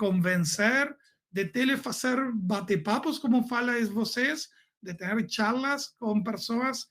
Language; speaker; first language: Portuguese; non-native, learner; Spanish